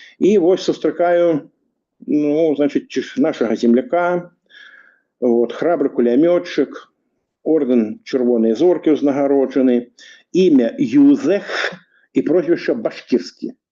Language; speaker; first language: Belarusian; non-native, local second language; Russian